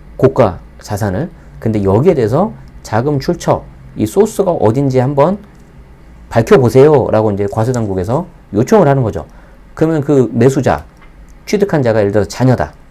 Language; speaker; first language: Korean; native; Korean